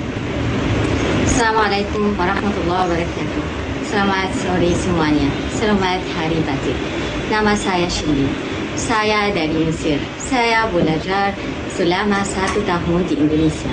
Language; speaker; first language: Indonesian; non-native, learner; Arabic